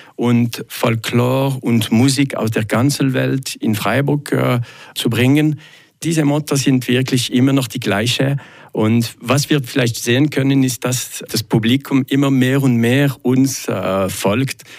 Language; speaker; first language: German; non-native, local second language; French